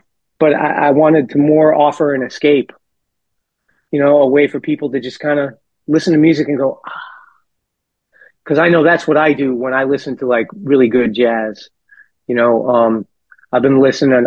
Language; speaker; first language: English; native; English